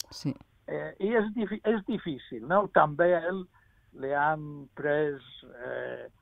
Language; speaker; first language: Catalan; non-native, fluent; English